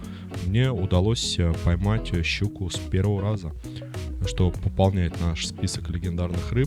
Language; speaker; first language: Russian; native; Russian